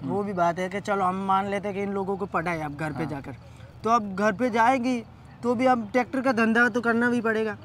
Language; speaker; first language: Hindi; non-native, local second language; Gujarati